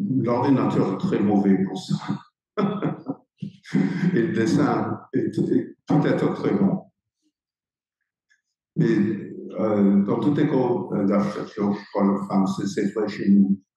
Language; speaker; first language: French; non-native, fluent; English